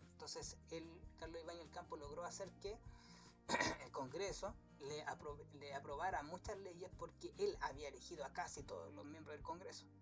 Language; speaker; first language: Spanish; native; Spanish